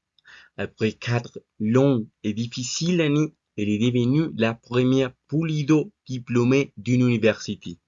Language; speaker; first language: French; non-native, learner; Spanish